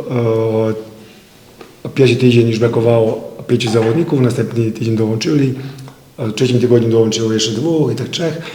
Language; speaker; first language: Polish; non-native, fluent; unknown